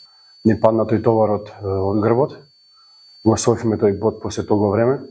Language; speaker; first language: Macedonian; native; Macedonian